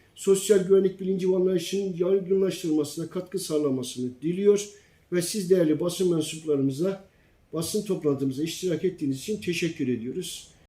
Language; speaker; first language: Turkish; native; Turkish